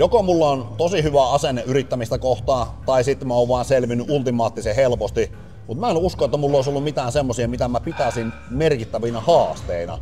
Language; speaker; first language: Finnish; native; Finnish